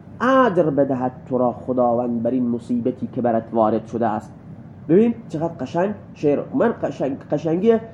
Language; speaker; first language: Persian; non-native, local second language; Baluchi